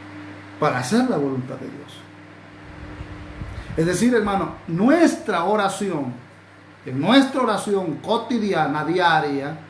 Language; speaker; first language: Spanish; native; Spanish